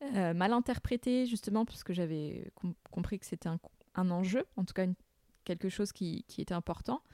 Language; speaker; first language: French; native; French